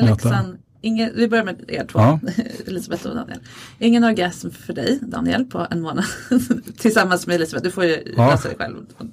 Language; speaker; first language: Swedish; native; Swedish